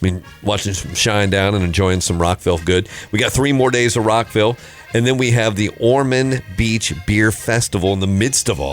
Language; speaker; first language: English; native; English